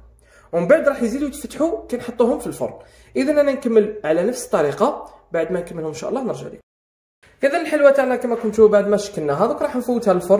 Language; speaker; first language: Arabic; native; Arabic